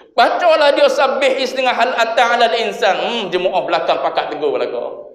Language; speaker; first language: Malay; native; Malay